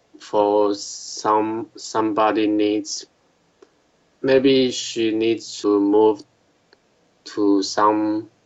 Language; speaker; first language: English; non-native, learner; Chinese